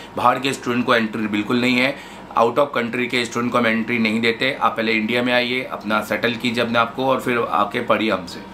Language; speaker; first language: Hindi; native; Hindi